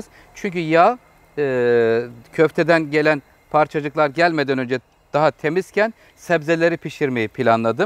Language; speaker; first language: Turkish; native; Turkish